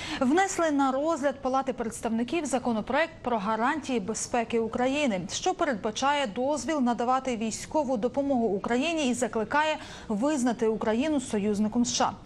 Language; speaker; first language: Ukrainian; native; Ukrainian